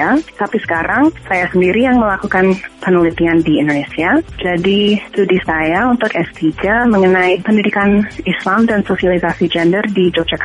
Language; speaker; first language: Indonesian; non-native, fluent; English